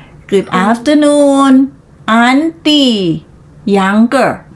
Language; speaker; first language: English; non-native, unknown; Thai